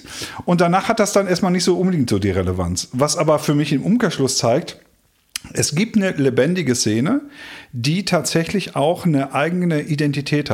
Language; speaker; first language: German; native; German